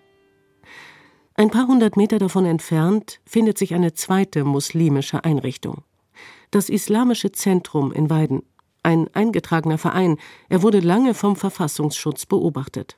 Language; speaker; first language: German; native; German